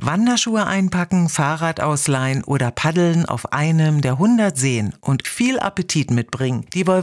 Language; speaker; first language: German; native; German